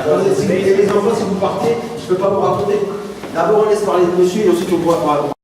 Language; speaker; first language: French; native; French